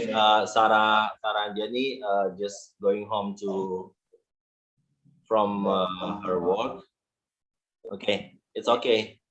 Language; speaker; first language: English; non-native, learner; Indonesian